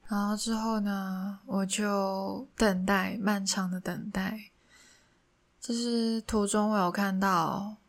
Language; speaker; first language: Chinese; non-native, local second language; Cantonese